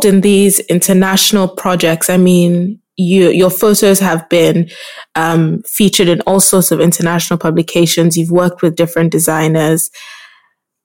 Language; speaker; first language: English; non-native, local second language; Yoruba